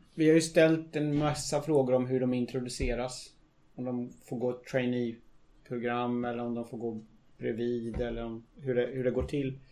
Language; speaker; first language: Swedish; native; Swedish